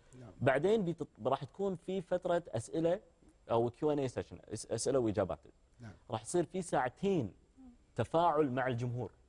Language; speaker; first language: Arabic; native; Arabic